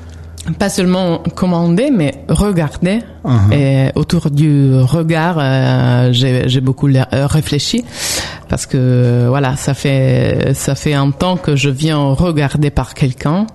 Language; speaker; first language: French; non-native, fluent; Italian